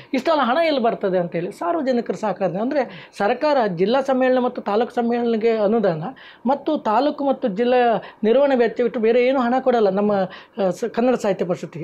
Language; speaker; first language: Kannada; native; Kannada